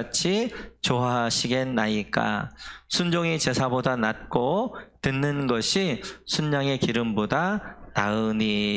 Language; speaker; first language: Korean; native; Korean